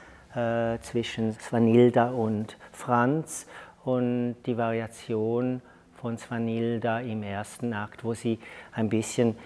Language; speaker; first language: German; native; German